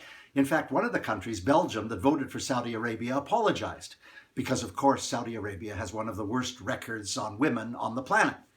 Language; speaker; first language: English; native; English